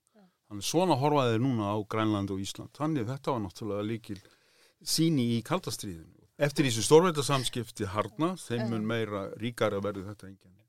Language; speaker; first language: Icelandic; native; Icelandic